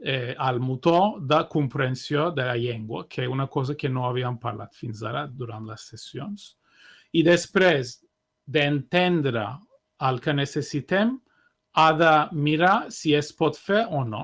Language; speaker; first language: Catalan; non-native, fluent; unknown